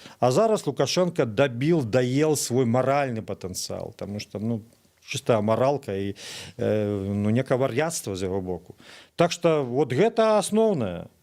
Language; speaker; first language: Belarusian; native; Belarusian